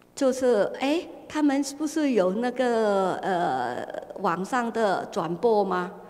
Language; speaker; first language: Chinese; non-native, fluent; Cantonese